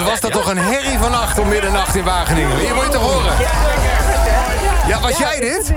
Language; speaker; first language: Dutch; native; Dutch